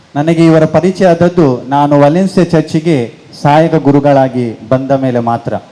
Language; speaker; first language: Kannada; non-native, local second language; Konkani